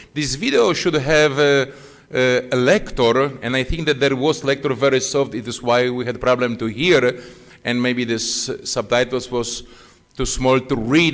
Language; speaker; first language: English; non-native, fluent; Polish